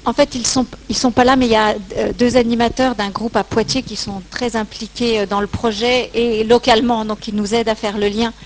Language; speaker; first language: French; native; French